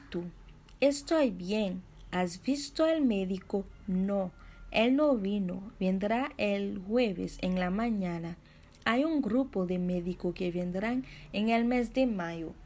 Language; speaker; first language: Spanish; non-native, fluent; Haitian Creole